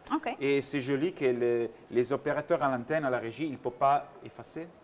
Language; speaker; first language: French; non-native, learner; Italian